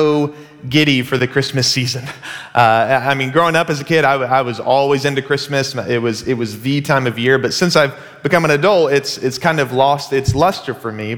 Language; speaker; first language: English; native; English